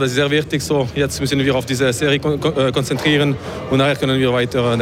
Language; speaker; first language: German; non-native, fluent; French